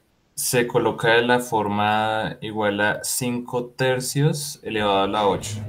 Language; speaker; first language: Spanish; native; Spanish